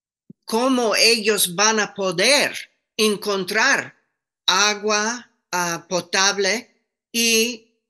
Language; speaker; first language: Spanish; non-native, fluent; English